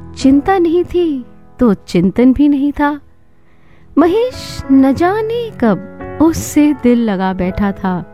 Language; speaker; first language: Hindi; native; Hindi